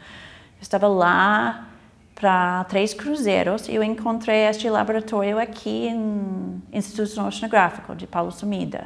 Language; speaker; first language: Portuguese; non-native, fluent; English